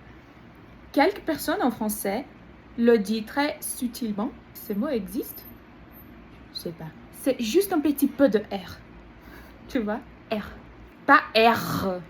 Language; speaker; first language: French; non-native, learner; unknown